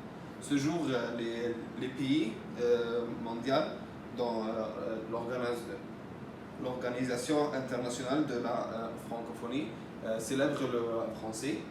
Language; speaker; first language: French; non-native, learner; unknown